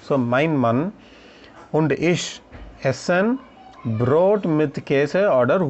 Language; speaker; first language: German; non-native, learner; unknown